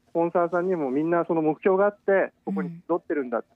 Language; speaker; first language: Japanese; native; Japanese